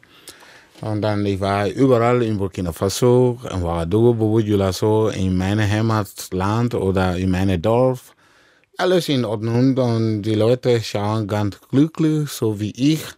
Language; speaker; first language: German; non-native, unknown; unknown